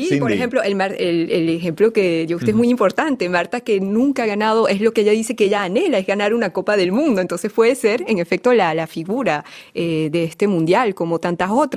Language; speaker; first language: Spanish; native; Spanish